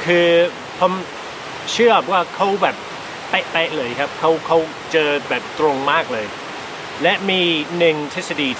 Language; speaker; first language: Thai; non-native, fluent; English